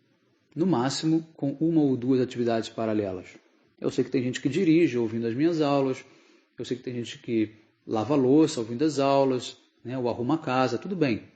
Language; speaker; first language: Portuguese; native; Portuguese